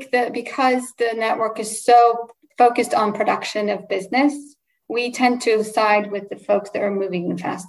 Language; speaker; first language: English; non-native, fluent; Polish